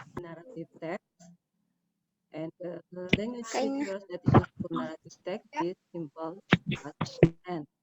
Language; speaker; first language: English; non-native, learner; Indonesian